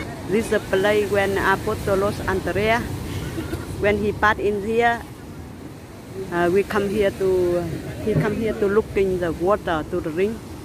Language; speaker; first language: English; non-native, learner; Vietnamese